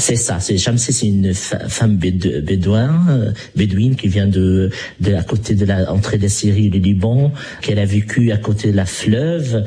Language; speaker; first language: French; non-native, local second language; Arabic